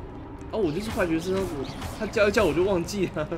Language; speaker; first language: Chinese; native; Chinese